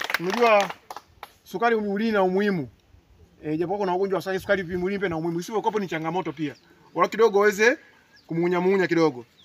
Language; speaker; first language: Swahili; native; Swahili